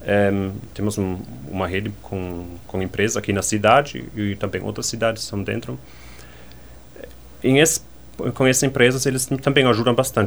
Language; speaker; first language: Portuguese; non-native, fluent; German